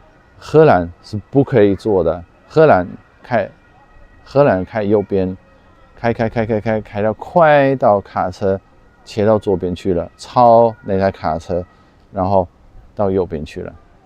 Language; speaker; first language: Chinese; non-native, fluent; Dutch